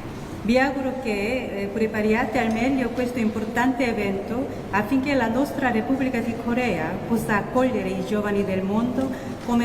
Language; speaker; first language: Italian; non-native, fluent; Korean